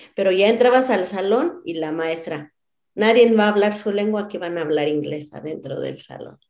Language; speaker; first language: Spanish; non-native, local second language; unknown